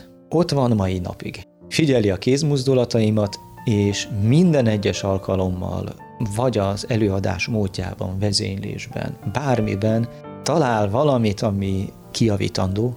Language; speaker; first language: Hungarian; native; Hungarian